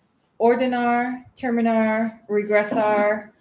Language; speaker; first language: Spanish; non-native, learner; English